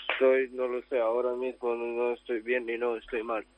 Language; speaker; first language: Spanish; non-native, learner; Ukrainian